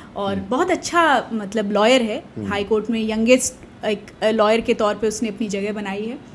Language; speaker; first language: Hindi; native; Hindi